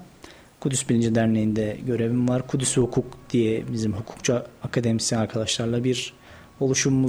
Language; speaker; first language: Turkish; native; Turkish